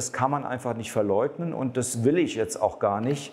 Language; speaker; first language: German; native; German